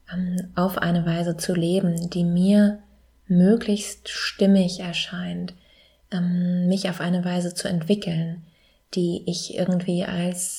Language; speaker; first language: German; native; German